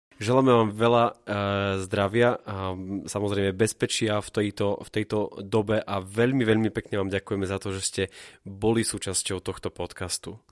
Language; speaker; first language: Slovak; native; Slovak